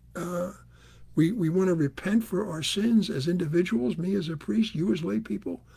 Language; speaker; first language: English; native; English